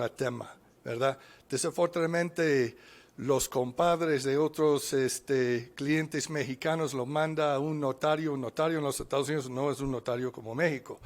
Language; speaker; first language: Spanish; non-native, fluent; English